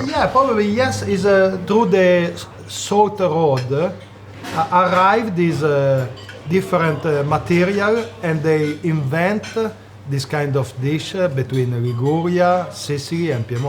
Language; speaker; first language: English; non-native, fluent; Italian